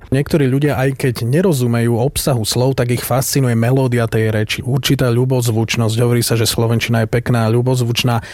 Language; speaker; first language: Slovak; native; Slovak